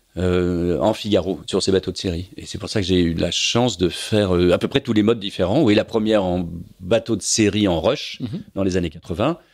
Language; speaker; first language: French; native; French